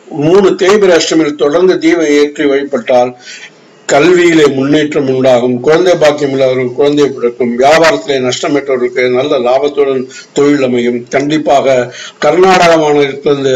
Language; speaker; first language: Tamil; native; Tamil